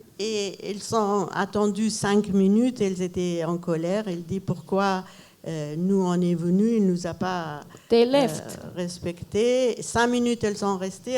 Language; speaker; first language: French; non-native, fluent; Persian